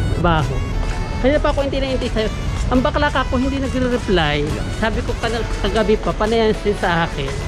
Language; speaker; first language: Filipino; non-native, local second language; Cebuano